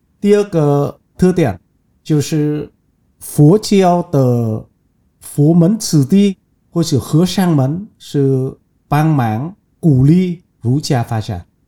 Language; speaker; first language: Chinese; non-native, fluent; Vietnamese